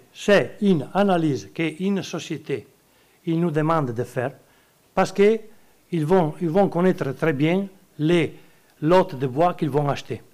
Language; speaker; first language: French; non-native, learner; Italian